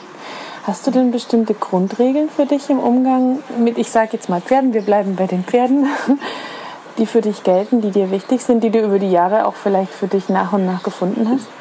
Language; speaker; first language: German; native; German